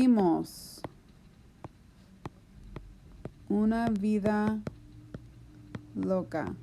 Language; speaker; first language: Spanish; non-native, fluent; English